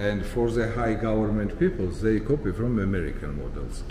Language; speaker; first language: English; non-native, learner; Georgian